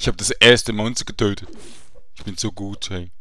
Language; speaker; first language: German; native; German